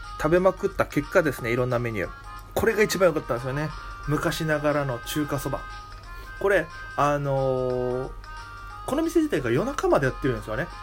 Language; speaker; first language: Japanese; native; Japanese